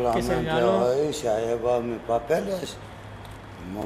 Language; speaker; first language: Spanish; non-native, learner; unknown